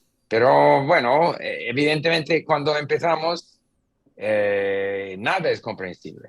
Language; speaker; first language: Spanish; non-native, fluent; English